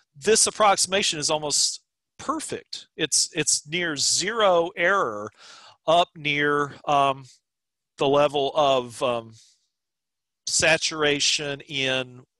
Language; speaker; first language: English; native; English